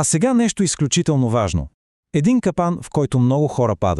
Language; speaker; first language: Bulgarian; native; Bulgarian